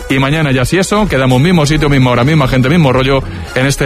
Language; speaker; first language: Spanish; native; Spanish